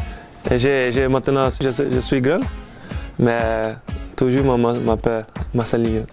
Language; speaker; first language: French; non-native, learner; Portuguese